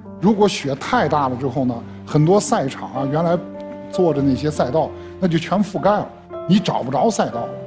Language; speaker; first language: Chinese; native; Chinese